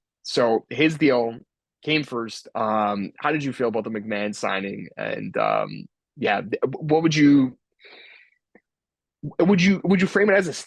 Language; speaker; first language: English; native; English